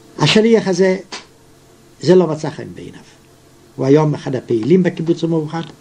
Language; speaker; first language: Hebrew; non-native, fluent; Yiddish